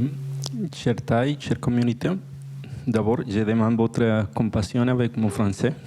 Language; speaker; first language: French; non-native, learner; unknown